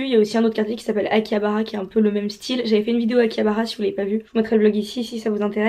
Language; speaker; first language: French; native; French